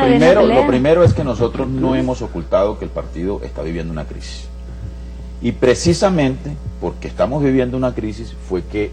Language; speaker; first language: Spanish; native; Spanish